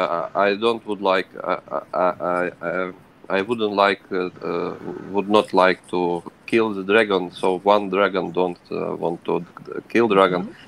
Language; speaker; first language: English; non-native, learner; Ukrainian